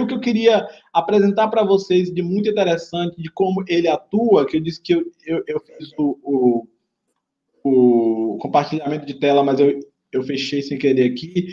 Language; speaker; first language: Portuguese; native; Portuguese